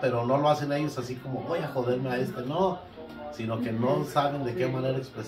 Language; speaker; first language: Spanish; native; Spanish